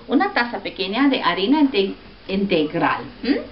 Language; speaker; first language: Spanish; non-native, fluent; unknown